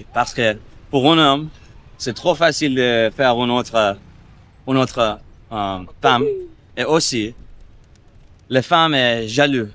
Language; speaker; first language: French; non-native, learner; English